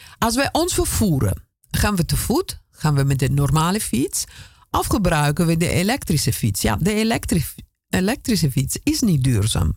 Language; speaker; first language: Dutch; non-native, fluent; Italian